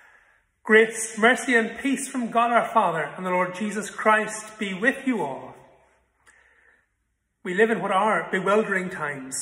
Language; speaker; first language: English; native; English